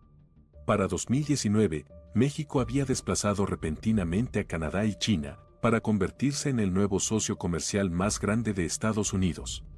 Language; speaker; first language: Spanish; native; Spanish